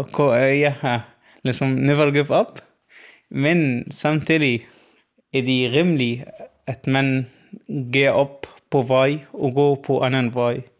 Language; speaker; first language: Danish; non-native, learner; Arabic